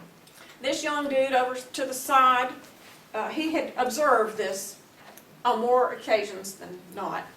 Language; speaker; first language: English; native; English